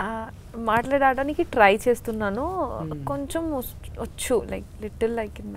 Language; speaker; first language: Telugu; non-native, learner; Bangla